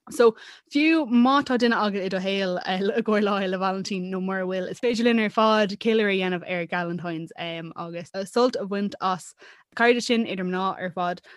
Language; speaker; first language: Irish; non-native, local second language; English